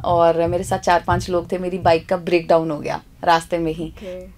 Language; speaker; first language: Hindi; native; Hindi